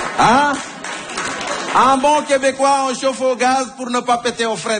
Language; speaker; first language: French; non-native, fluent; Spanish